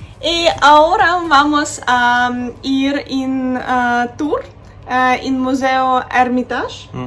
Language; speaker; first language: Spanish; non-native, learner; Russian